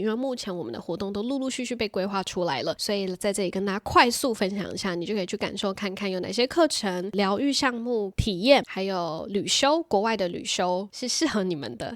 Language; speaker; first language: Chinese; native; Chinese